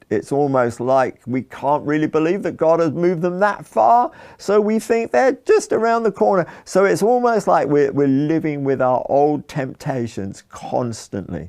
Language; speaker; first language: English; native; English